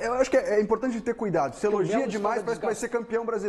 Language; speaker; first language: Portuguese; native; Portuguese